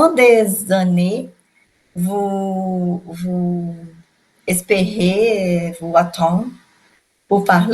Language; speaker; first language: French; non-native, learner; Portuguese